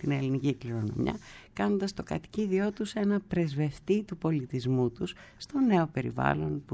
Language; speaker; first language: Greek; native; Greek